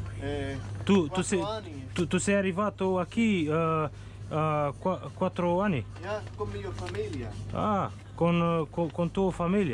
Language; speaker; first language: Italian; non-native, learner; Romanian